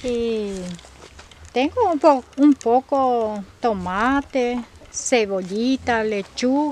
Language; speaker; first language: Spanish; non-native, local second language; Guarani